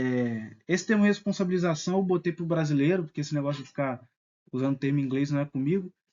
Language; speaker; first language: Portuguese; native; Portuguese